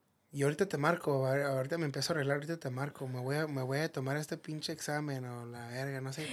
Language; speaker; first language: Spanish; native; Spanish